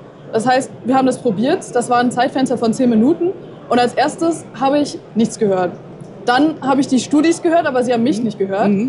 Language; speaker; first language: German; native; German